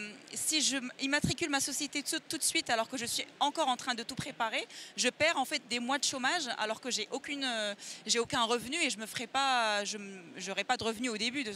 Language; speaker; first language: French; native; French